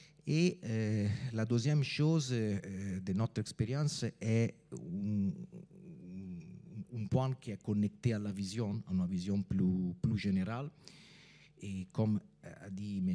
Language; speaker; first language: French; non-native, fluent; Italian